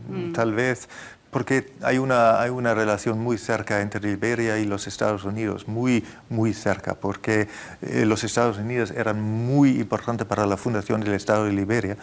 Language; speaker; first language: Spanish; non-native, fluent; German